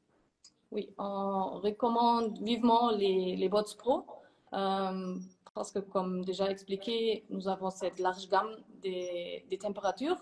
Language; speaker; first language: French; non-native, fluent; German